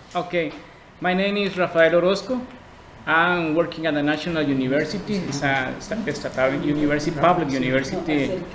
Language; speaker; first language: English; non-native, learner; Spanish